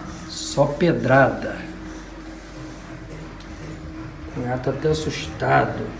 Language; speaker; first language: Portuguese; native; Portuguese